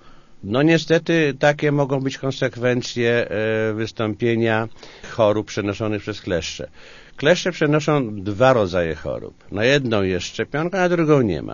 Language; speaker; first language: Polish; native; Polish